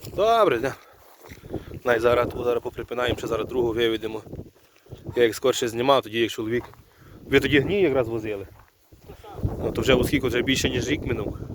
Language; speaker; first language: Ukrainian; native; Ukrainian